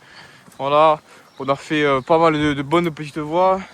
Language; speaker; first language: French; native; French